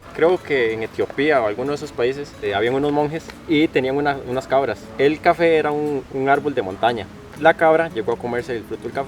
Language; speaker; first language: Spanish; native; Spanish